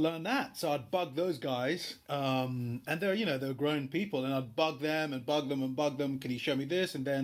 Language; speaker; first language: English; non-native, local second language; Yoruba